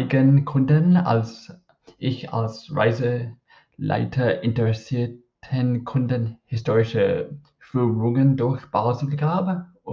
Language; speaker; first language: German; non-native, learner; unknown